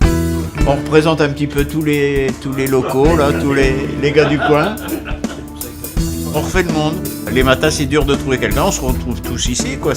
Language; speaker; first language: French; native; French